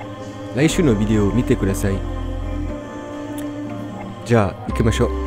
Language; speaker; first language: Japanese; non-native, learner; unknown